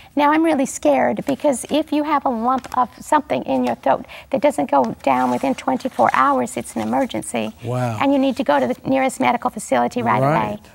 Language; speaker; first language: English; native; English